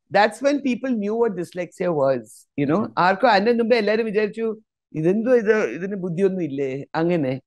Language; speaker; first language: English; non-native, local second language; Malayalam